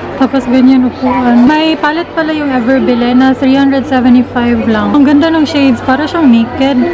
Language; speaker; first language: Filipino; non-native, local second language; Cebuano